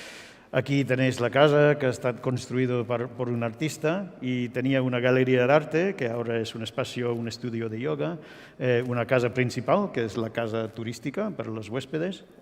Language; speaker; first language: Spanish; non-native, fluent; English